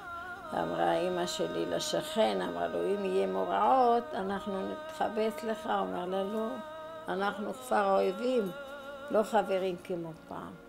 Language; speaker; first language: Hebrew; non-native, fluent; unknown